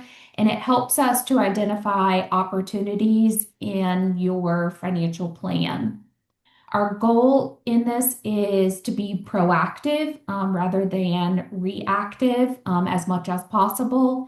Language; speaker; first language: English; native; English